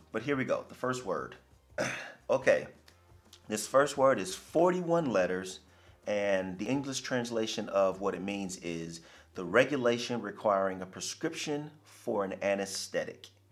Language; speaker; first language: English; native; English